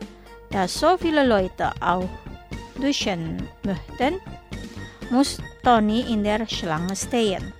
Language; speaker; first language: German; non-native, fluent; Indonesian